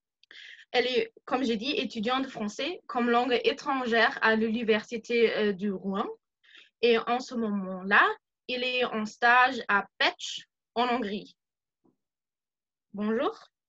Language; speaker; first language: French; non-native, fluent; German